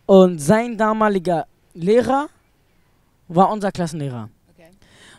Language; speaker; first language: German; native; German